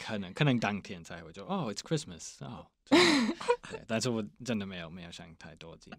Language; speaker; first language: Chinese; non-native, fluent; English